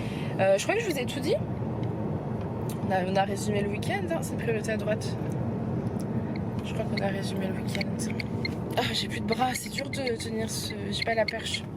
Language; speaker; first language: French; native; French